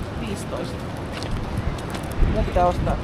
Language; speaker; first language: Finnish; native; Finnish